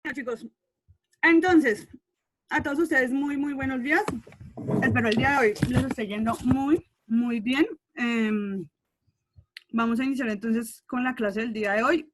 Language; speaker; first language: Spanish; native; Spanish